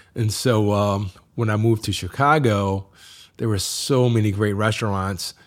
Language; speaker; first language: English; native; English